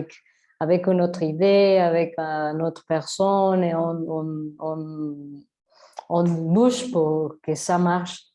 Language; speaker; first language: French; non-native, learner; Spanish